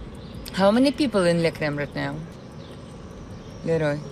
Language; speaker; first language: English; non-native, learner; Russian